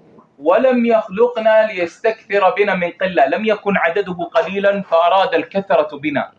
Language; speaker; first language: Arabic; native; Arabic